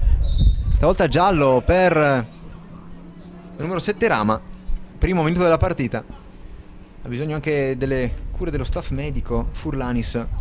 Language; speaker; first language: Italian; native; Italian